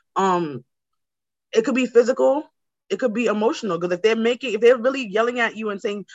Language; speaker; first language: English; native; English